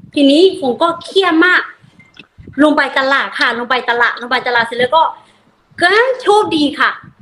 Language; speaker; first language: Thai; non-native, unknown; Burmese